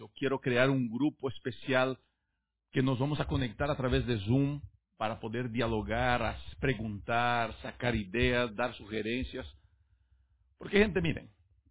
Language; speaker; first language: Spanish; native; Spanish